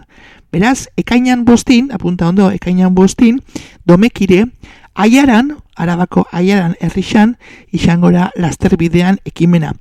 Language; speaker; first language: Basque; native; Basque